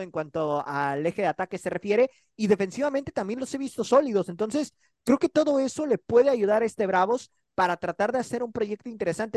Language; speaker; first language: Spanish; native; Spanish